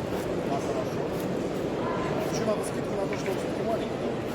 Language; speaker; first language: Russian; native; Russian